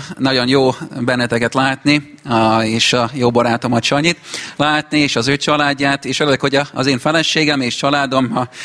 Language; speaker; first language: Hungarian; non-native, fluent; English